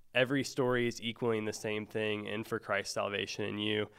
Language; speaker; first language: English; native; English